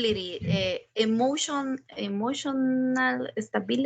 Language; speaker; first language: English; non-native, learner; Spanish